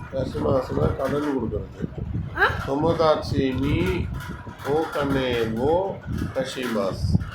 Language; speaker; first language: Japanese; non-native, learner; Tamil